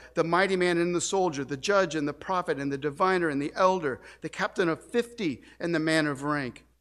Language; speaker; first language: English; native; English